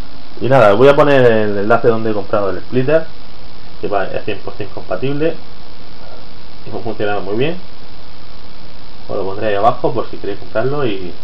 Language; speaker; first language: Spanish; native; Spanish